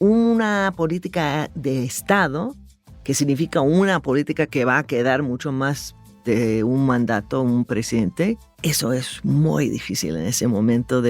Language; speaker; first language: Spanish; non-native, fluent; English